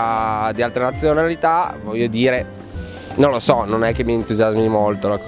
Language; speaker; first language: Italian; native; Italian